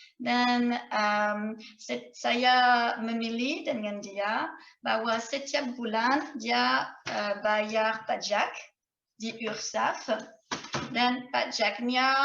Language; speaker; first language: Indonesian; non-native, fluent; French